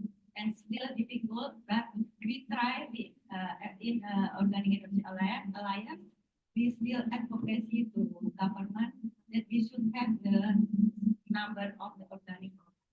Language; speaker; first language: English; non-native, learner; Indonesian